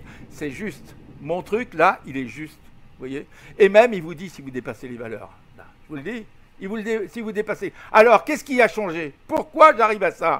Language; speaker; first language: French; native; French